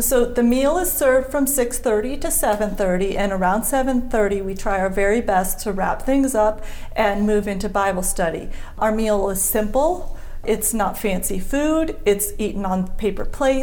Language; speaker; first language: English; native; English